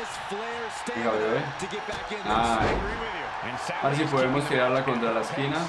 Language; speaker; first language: Spanish; native; Spanish